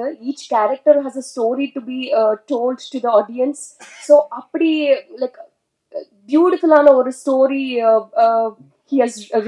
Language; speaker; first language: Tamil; non-native, learner; Telugu